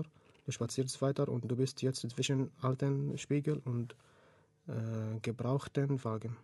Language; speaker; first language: German; non-native, learner; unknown